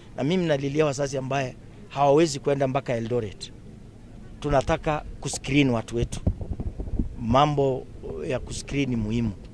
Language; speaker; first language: Swahili; non-native, local second language; Kalenjin